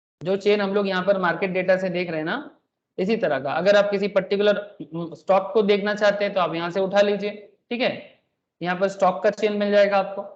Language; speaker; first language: Hindi; non-native, local second language; Bangla